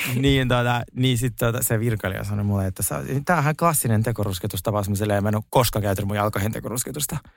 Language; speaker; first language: Finnish; non-native, fluent; Russian